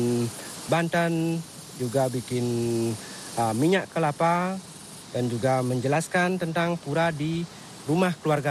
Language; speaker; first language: Indonesian; non-native, local second language; Balinese